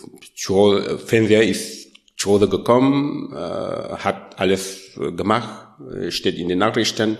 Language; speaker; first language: German; non-native, learner; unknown